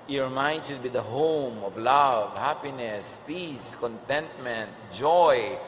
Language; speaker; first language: English; non-native, local second language; Filipino